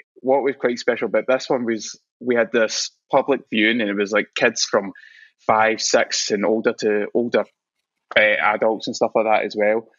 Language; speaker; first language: English; native; English